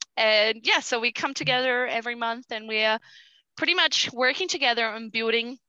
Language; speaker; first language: English; early bilingual, other home language; Portuguese